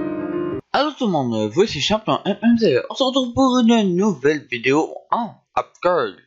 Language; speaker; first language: French; native; French